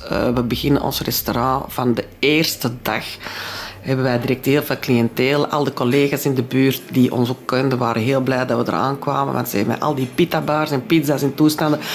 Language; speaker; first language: Dutch; non-native, local second language; French